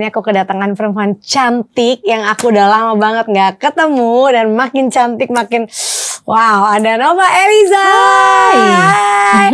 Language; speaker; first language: Indonesian; native; Indonesian